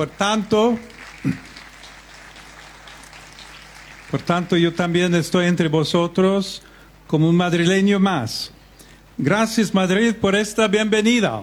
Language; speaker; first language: Spanish; non-native, fluent; English